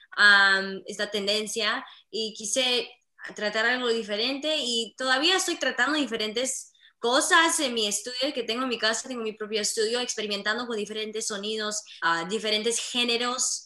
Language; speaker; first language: Spanish; early bilingual, heritage; Spanish